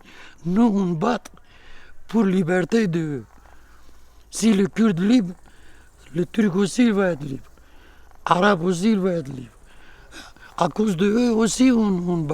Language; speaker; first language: French; non-native, learner; Kurdish